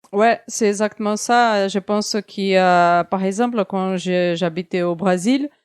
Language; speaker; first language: French; non-native, fluent; Portuguese